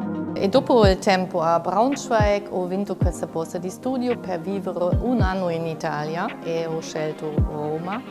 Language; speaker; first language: Italian; non-native, fluent; German